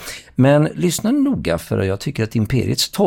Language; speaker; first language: Swedish; native; Swedish